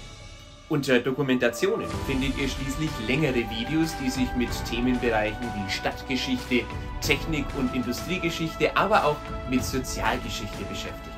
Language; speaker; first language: German; native; German